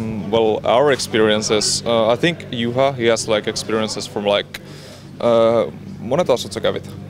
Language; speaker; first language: English; non-native, fluent; Finnish